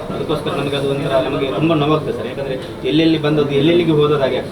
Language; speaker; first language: Kannada; non-native, local second language; Tulu